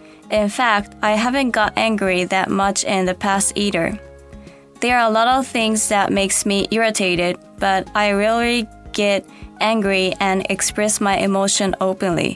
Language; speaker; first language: English; non-native, fluent; Japanese